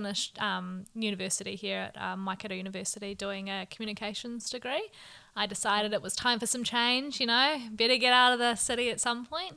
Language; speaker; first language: English; native; English